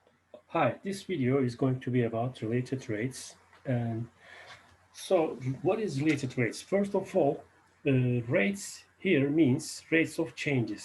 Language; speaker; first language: English; non-native, fluent; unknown